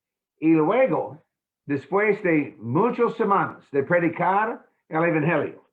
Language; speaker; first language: Spanish; non-native, fluent; English